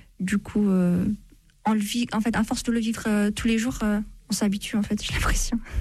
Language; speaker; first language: French; non-native, fluent; Amharic